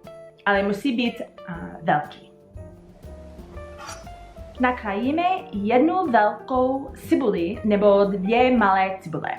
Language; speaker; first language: Czech; non-native, learner; English